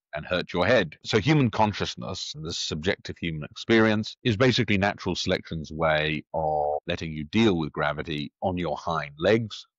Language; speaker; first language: English; native; English